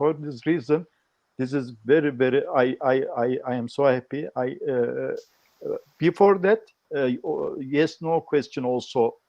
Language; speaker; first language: English; non-native, learner; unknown